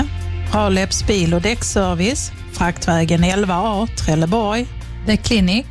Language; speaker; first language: Swedish; native; Swedish